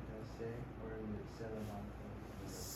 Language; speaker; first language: Spanish; non-native, learner; English